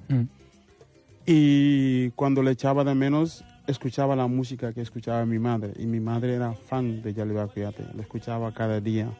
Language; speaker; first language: Spanish; non-native, fluent; Wolof